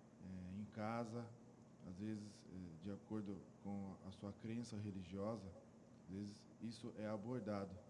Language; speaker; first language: Portuguese; native; Portuguese